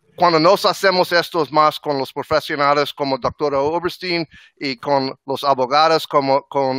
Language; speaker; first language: Spanish; non-native, learner; English